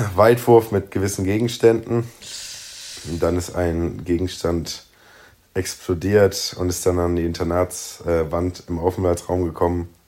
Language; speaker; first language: German; native; German